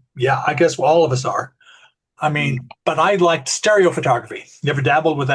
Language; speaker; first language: English; native; English